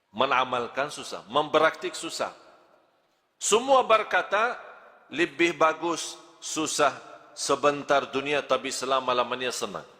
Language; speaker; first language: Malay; non-native, fluent; Arabic